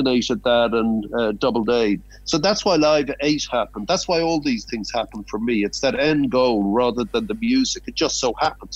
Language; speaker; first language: English; native; English